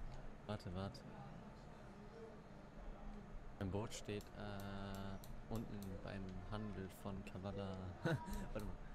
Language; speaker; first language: German; native; German